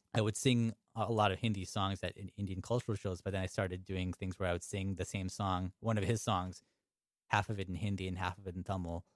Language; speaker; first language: English; native; English